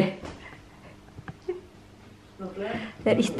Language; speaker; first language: English; non-native, learner; Indonesian